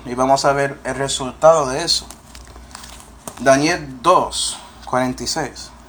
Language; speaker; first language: Spanish; non-native, fluent; English